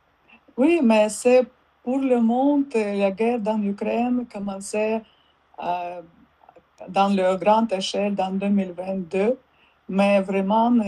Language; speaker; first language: French; non-native, learner; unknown